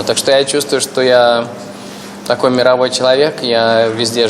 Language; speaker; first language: Russian; early bilingual, heritage; Russian